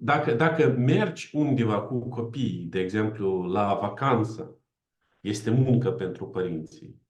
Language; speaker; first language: Romanian; non-native, learner; Ukrainian